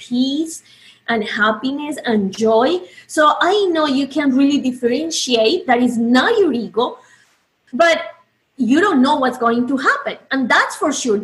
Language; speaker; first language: English; non-native, fluent; Spanish